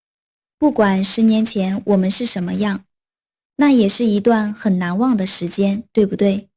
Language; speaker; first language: Chinese; non-native, fluent; Vietnamese